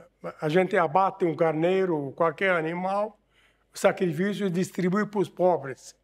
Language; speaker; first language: Portuguese; non-native, fluent; Arabic